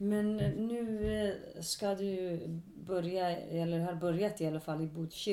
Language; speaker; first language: Swedish; non-native, local second language; Kurdish